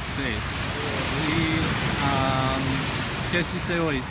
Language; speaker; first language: Spanish; non-native, fluent; English